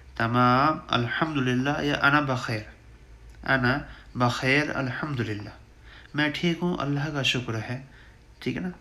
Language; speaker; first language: Urdu; native; Urdu